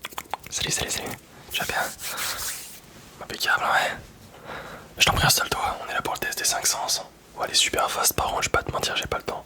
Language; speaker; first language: French; native; French